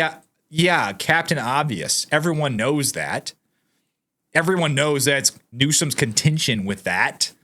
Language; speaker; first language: English; native; English